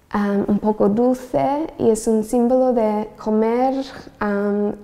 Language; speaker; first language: Spanish; non-native, learner; English